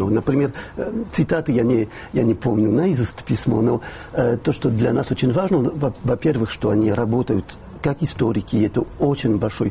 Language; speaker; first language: Russian; non-native, fluent; French